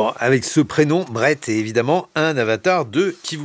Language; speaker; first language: French; native; French